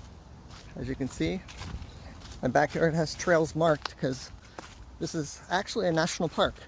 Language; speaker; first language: English; native; English